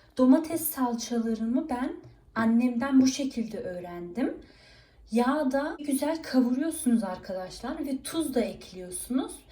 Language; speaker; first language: Turkish; early bilingual, heritage; Turkish